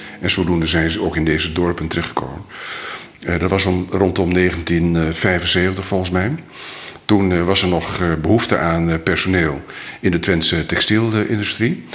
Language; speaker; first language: Dutch; native; Dutch